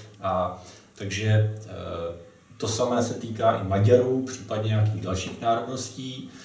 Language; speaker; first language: Czech; native; Czech